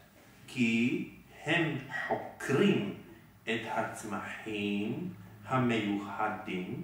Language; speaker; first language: Hebrew; non-native, fluent; Serbian